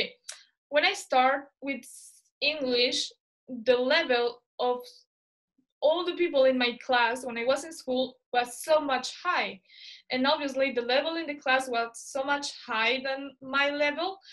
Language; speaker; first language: English; non-native, fluent; Spanish